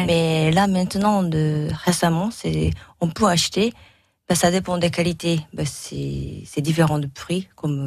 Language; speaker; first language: French; non-native, learner; Japanese